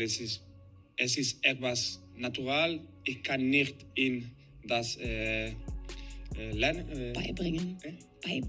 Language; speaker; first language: German; non-native, learner; Spanish